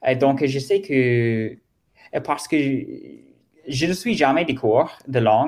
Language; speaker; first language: French; non-native, learner; German